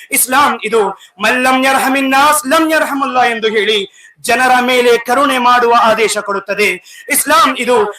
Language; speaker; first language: Kannada; non-native, local second language; Urdu